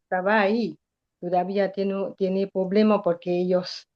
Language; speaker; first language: Spanish; non-native, learner; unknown